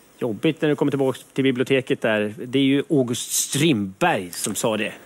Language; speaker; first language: Swedish; native; Swedish